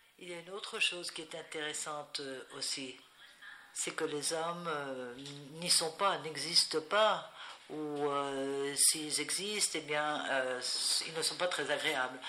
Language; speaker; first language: French; non-native, fluent; Spanish